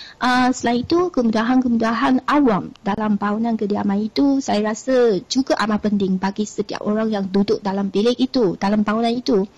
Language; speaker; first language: Malay; non-native, fluent; Chinese